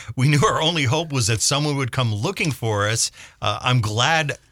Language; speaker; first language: English; native; English